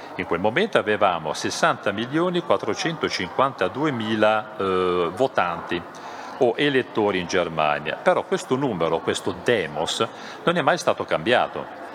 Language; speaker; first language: Italian; non-native, fluent; German